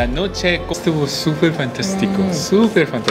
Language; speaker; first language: Spanish; non-native, learner; Korean